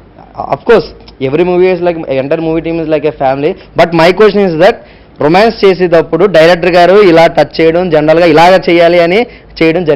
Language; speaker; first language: Telugu; native; Telugu